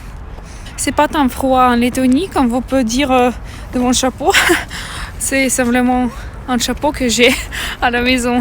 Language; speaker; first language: French; non-native, learner; Russian